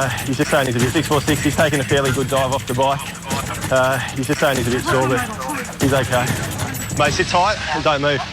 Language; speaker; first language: English; native; English